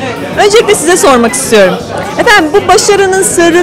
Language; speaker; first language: Turkish; native; Turkish